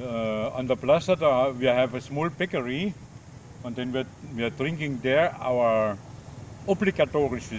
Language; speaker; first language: English; non-native, learner; German